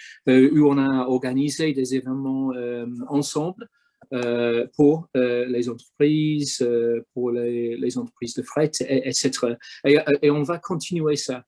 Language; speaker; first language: French; non-native, fluent; English